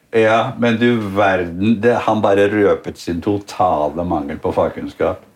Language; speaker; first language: Norwegian; native; Norwegian